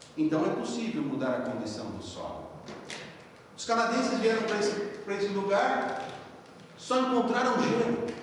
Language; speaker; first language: Portuguese; native; Portuguese